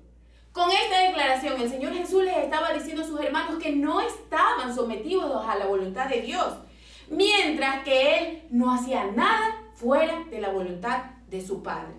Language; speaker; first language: Spanish; native; Spanish